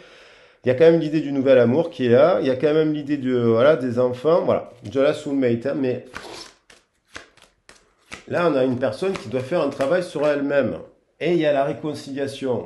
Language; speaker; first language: French; native; French